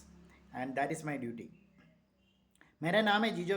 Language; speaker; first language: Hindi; non-native, local second language; Malayalam